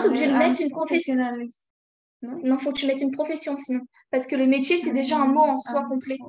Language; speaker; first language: French; native; French